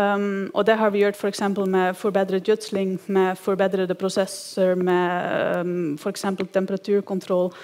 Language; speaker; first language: Norwegian; non-native, fluent; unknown